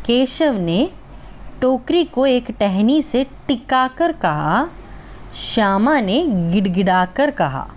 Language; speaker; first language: Hindi; non-native, local second language; Malayalam